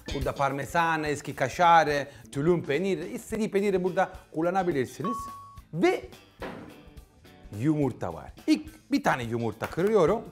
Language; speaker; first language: Turkish; non-native, fluent; Italian